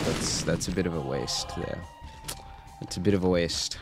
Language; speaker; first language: English; native; English